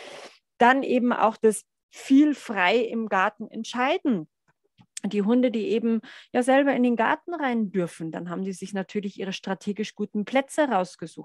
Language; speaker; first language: German; native; German